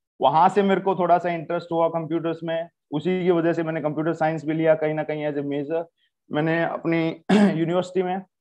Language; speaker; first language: Hindi; native; Hindi